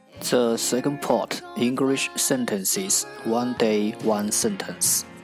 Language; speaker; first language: English; non-native, fluent; Chinese